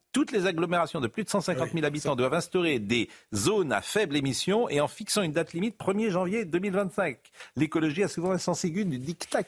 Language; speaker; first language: French; native; French